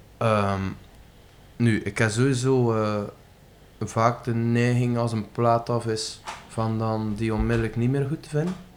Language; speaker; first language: Dutch; native; Dutch